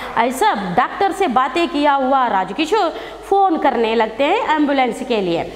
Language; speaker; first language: Hindi; non-native, local second language; Kannada